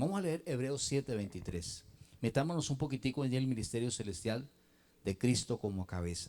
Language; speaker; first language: Spanish; native; Spanish